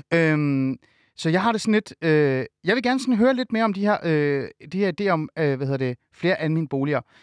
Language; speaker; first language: Danish; early bilingual, other home language; Persian